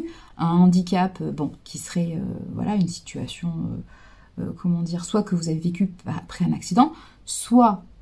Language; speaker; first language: French; native; French